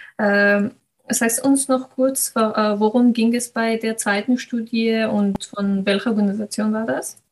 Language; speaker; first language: German; non-native, fluent; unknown